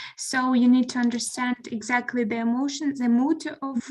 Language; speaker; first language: English; non-native, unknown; Ukrainian